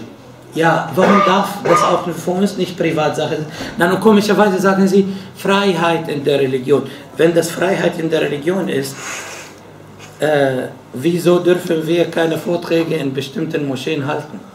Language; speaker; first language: German; non-native, fluent; Arabic